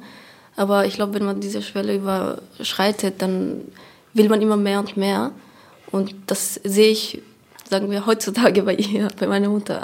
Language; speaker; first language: German; early bilingual, other home language; Persian